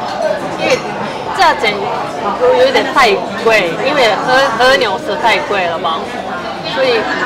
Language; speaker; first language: Chinese; non-native, fluent; Japanese